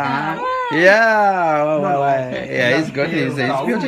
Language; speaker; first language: English; non-native, learner; Réunion Creole French